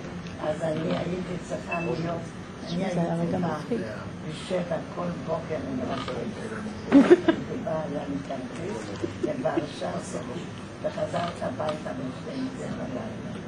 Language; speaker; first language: Hebrew; non-native, fluent; Polish